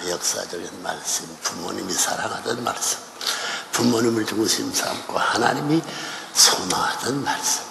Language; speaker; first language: Korean; native; Korean